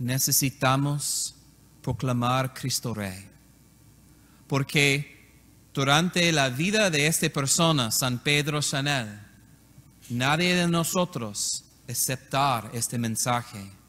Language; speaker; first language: Spanish; non-native, learner; English